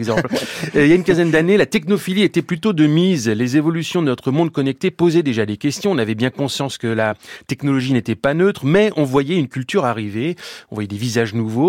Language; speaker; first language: French; native; French